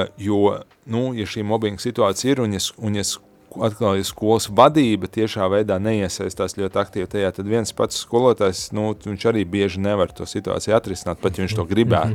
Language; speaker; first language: Latvian; native; Latvian